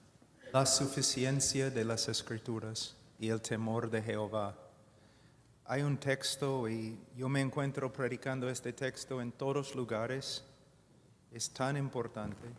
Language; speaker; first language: Spanish; non-native, fluent; English